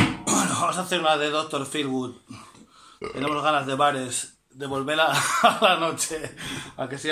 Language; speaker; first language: Spanish; native; Spanish